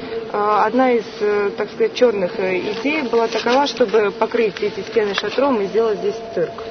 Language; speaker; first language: Russian; native; Russian